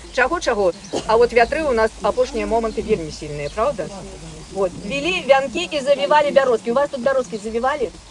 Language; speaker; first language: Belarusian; native; Belarusian